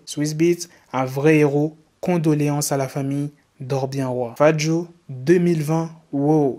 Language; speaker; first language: French; native; French